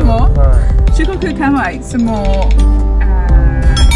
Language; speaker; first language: Japanese; non-native, learner; English